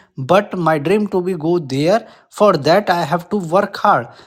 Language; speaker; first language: English; non-native, local second language; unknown